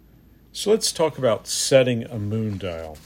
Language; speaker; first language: English; native; English